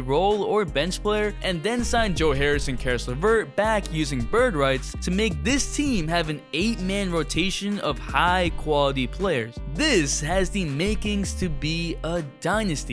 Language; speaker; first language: English; native; English